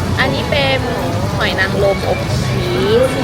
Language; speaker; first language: Thai; native; Thai